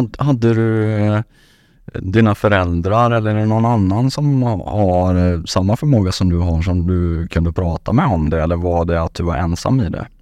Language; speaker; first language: Swedish; native; Swedish